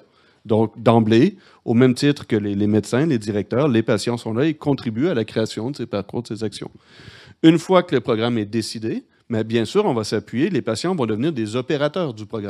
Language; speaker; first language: French; native; French